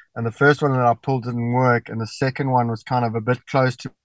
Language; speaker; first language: English; native; English